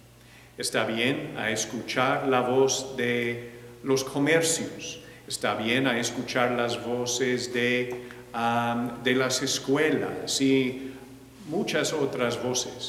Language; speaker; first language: Spanish; non-native, fluent; English